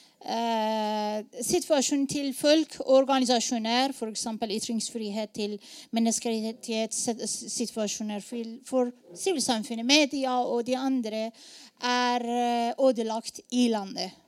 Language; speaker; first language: Norwegian; non-native, learner; Persian